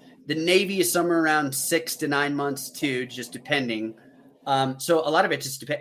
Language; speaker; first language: English; native; English